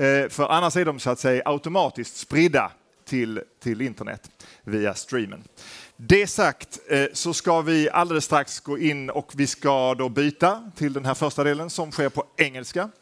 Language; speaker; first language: Swedish; native; Swedish